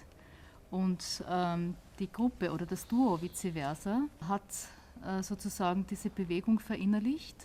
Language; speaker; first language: German; native; German